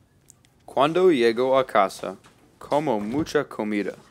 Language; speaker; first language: Spanish; non-native, learner; English